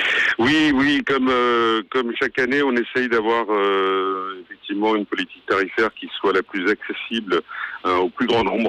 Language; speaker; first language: French; native; French